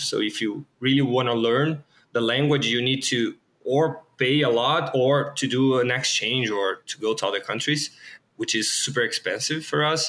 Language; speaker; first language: English; non-native, fluent; Portuguese